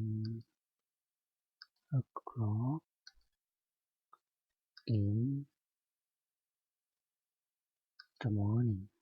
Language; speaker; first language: English; non-native, fluent; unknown